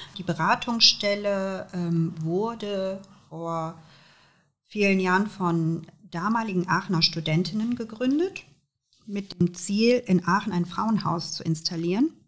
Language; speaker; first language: German; early bilingual, other home language; Serbian